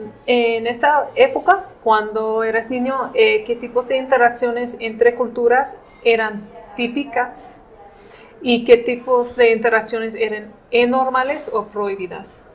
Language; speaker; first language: Spanish; non-native, fluent; English